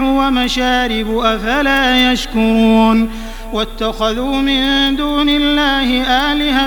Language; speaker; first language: Arabic; native; Arabic